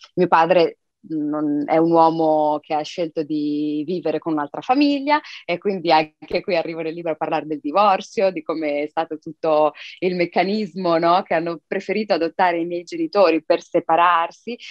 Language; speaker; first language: Italian; early bilingual, other home language; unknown